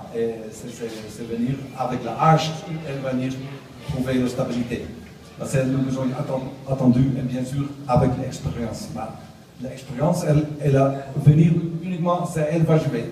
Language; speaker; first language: French; non-native, learner; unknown